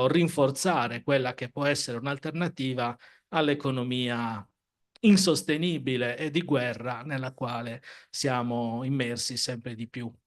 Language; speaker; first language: Italian; native; Italian